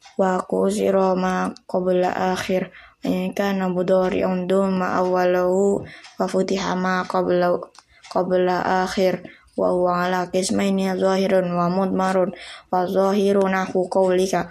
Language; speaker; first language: Arabic; non-native, learner; Indonesian